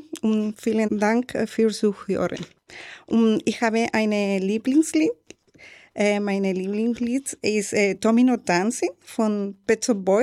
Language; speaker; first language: German; non-native, learner; Spanish